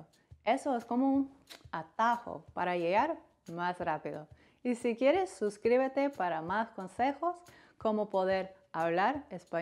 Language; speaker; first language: Spanish; non-native, fluent; English